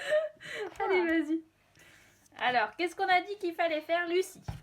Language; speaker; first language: French; native; French